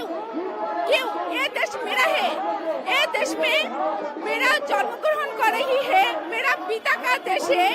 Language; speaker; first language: Hindi; non-native, learner; Bangla